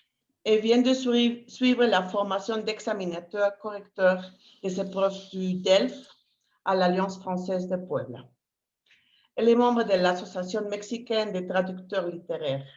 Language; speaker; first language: French; non-native, fluent; Spanish